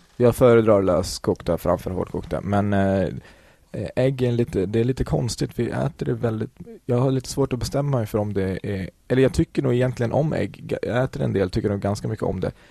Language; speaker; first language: Swedish; early bilingual, other home language; Kurdish